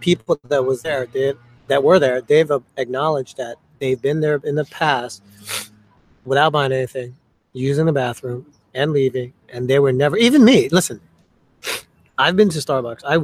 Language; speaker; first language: English; early bilingual, other home language; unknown